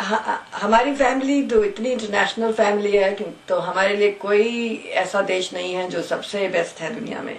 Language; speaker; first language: Hindi; early bilingual, heritage; Hindi